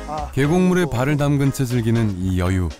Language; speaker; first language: Korean; native; Korean